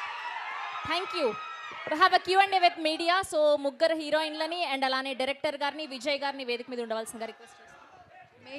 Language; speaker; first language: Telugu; native; Telugu